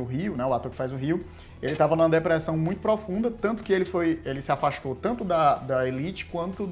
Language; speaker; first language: Portuguese; native; Portuguese